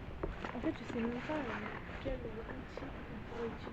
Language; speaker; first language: French; native; French